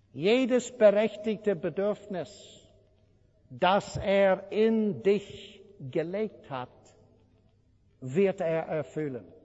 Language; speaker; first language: German; non-native, fluent; English